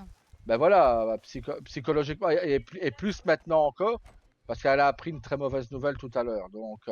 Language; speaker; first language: French; native; French